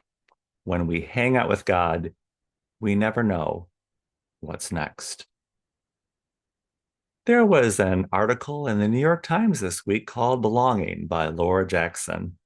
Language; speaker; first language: English; native; English